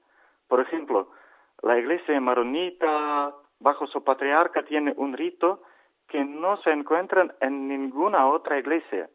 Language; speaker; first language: Spanish; non-native, learner; Ukrainian